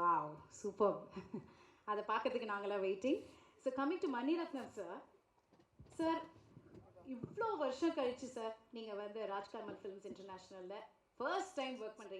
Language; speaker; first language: Tamil; native; Tamil